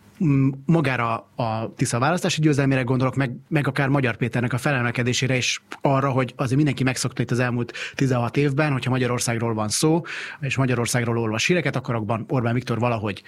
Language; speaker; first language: Hungarian; native; Hungarian